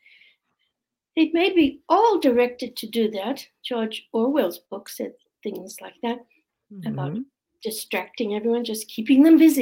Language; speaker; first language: English; native; English